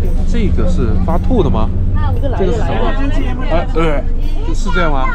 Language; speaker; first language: Chinese; native; Chinese